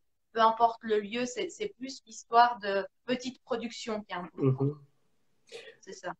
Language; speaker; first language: French; native; French